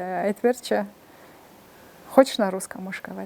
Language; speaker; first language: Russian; non-native, local second language; Kyrgyz